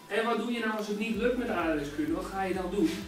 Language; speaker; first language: Dutch; native; Dutch